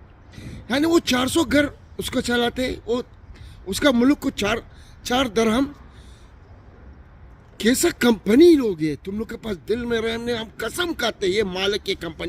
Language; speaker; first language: Hindi; non-native, learner; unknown